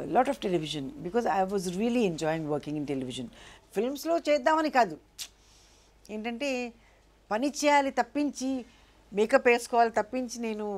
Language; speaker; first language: Telugu; non-native, local second language; Urdu